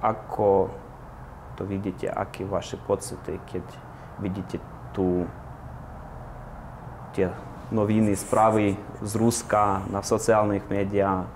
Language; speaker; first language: Slovak; non-native, fluent; Ukrainian